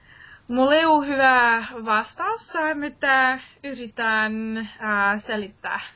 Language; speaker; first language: Finnish; non-native, learner; English